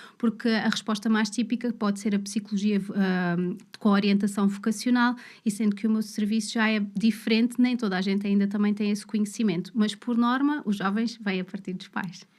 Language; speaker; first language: Portuguese; native; Portuguese